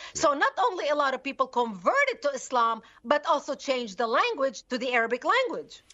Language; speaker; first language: English; non-native, fluent; Arabic